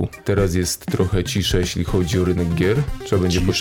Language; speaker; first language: Polish; native; Polish